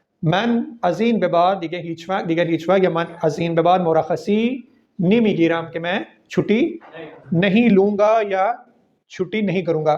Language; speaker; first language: Persian; non-native, fluent; Urdu